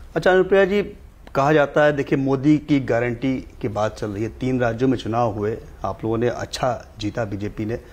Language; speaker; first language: Hindi; native; Hindi